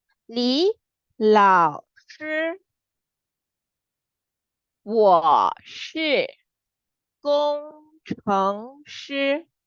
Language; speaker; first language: Chinese; non-native, fluent; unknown